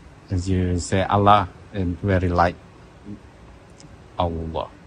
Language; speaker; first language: English; non-native, learner; Indonesian